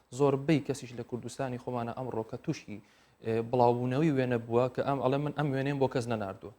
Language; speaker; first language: Central Kurdish; native; Central Kurdish